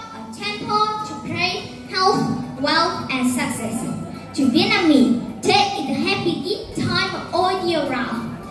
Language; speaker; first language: English; non-native, fluent; Vietnamese